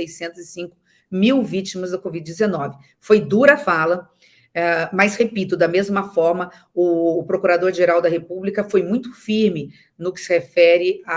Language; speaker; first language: Portuguese; native; Portuguese